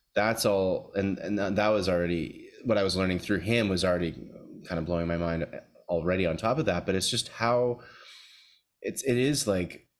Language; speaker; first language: English; native; English